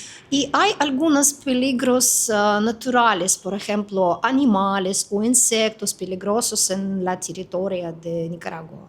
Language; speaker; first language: Spanish; non-native, fluent; Russian